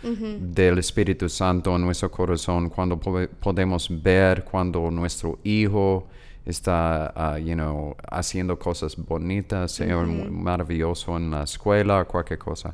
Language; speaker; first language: Spanish; non-native, learner; English